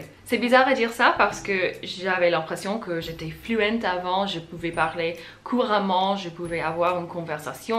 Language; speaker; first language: French; non-native, fluent; English